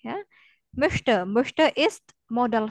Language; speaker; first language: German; non-native, fluent; Indonesian